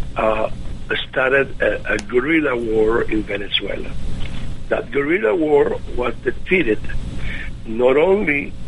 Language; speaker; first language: English; non-native, fluent; Spanish